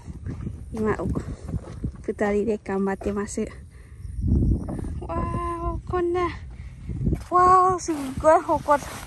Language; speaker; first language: Japanese; non-native, learner; Lao